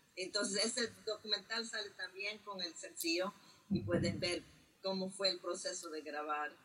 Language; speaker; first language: Spanish; early bilingual, heritage; Spanish